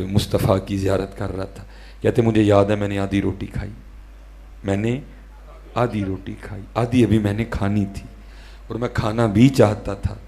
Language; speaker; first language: Urdu; non-native, local second language; Punjabi